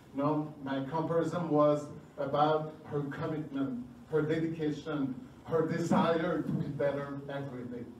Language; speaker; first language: English; non-native, fluent; French